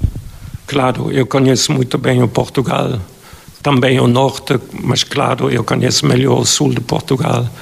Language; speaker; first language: Portuguese; non-native, fluent; German